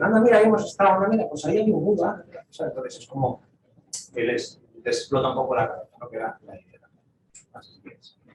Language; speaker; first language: Spanish; native; Spanish